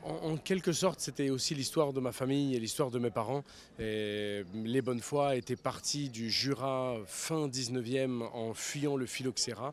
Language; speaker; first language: French; early bilingual, heritage; Spanish